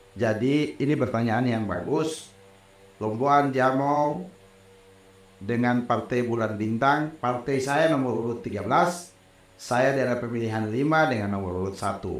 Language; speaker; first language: Indonesian; non-native, local second language; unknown